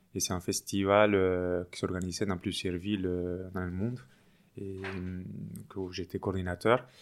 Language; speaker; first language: French; non-native, fluent; Spanish